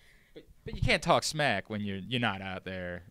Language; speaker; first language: English; native; English